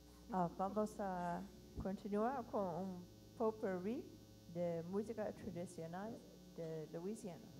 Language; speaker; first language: Portuguese; non-native, learner; English